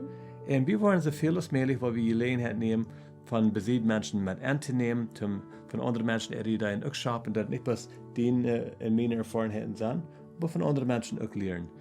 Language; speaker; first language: German; non-native, learner; Plautdietsch